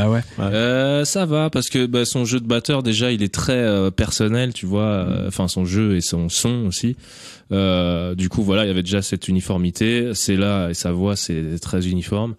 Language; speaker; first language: French; native; French